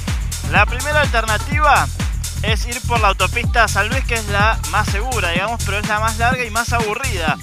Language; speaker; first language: Spanish; native; Spanish